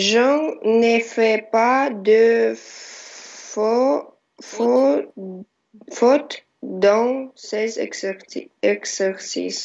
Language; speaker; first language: French; non-native, learner; Russian